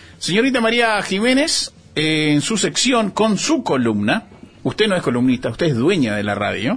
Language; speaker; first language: Spanish; native; Spanish